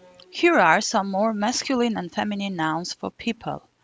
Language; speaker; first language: English; non-native, fluent; Albanian